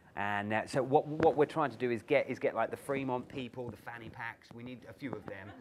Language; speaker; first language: English; native; English